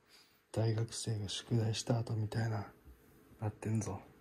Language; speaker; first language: Japanese; native; Japanese